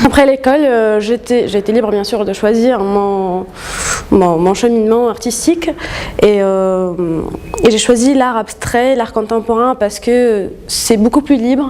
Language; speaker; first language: French; non-native, local second language; Arabic